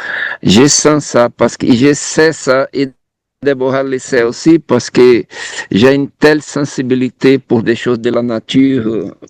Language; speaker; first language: French; non-native, fluent; Portuguese